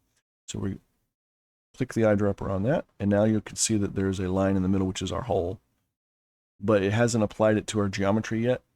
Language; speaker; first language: English; native; English